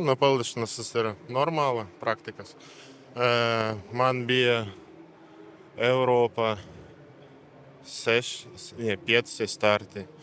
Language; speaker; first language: Latvian; non-native, local second language; Russian